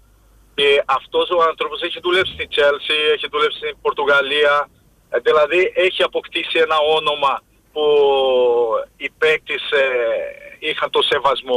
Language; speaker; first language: Greek; non-native, fluent; Portuguese